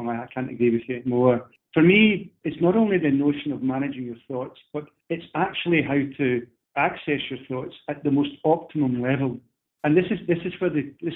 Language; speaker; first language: English; native; English